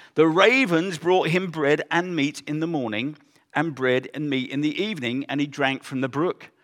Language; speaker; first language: English; native; English